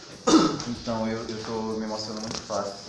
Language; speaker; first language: Portuguese; native; Portuguese